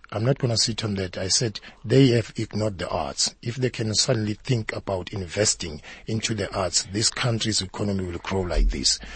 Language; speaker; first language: English; non-native, local second language; Zulu